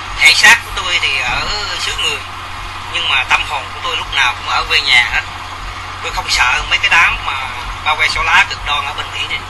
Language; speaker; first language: Vietnamese; native; Vietnamese